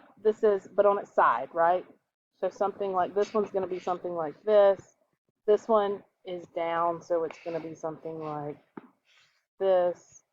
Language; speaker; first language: English; native; English